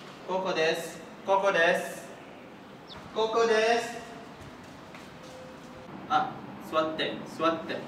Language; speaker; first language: Japanese; non-native, learner; Malay